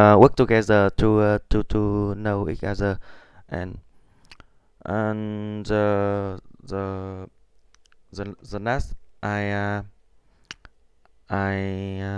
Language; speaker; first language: English; non-native, learner; Vietnamese